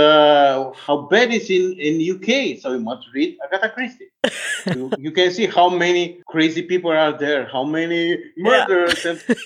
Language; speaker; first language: English; non-native, fluent; Romanian